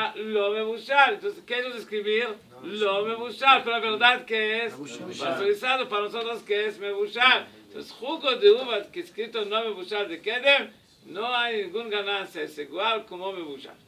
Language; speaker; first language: Spanish; non-native, learner; Hebrew